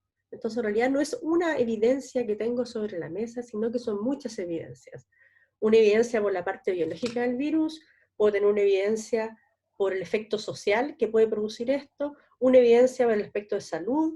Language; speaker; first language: Spanish; native; Spanish